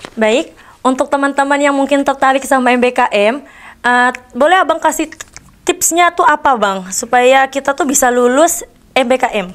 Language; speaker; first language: Indonesian; native; Indonesian